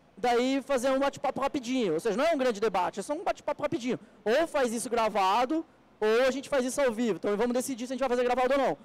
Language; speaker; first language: Portuguese; native; Portuguese